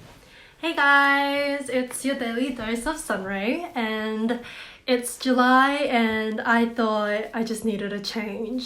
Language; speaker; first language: English; non-native, fluent; Korean